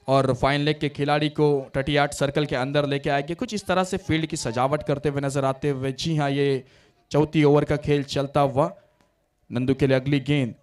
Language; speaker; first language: Hindi; non-native, local second language; Marathi